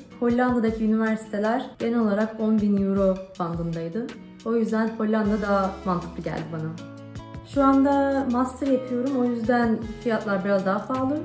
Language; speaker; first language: Turkish; native; Turkish